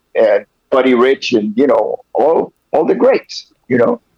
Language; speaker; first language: English; early bilingual, other home language; Spanish